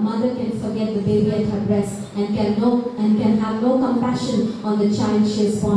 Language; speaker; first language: English; non-native, local second language; Telugu